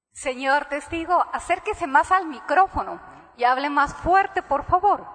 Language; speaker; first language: Spanish; native; Spanish